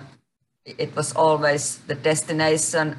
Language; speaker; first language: English; non-native, fluent; Finnish